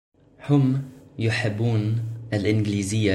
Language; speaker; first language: Arabic; non-native, fluent; English